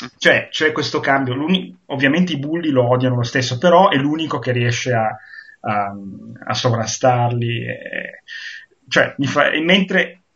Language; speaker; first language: Italian; native; Italian